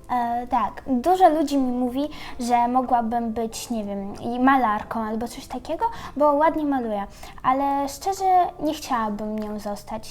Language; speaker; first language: Polish; early bilingual, other home language; Ukrainian